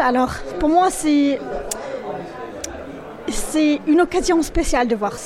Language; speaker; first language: French; non-native, learner; English